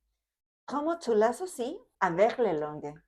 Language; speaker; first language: French; non-native, learner; Spanish